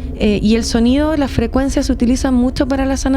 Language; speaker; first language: Spanish; native; Spanish